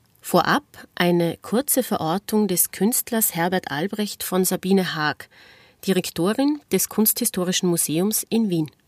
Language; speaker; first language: German; native; German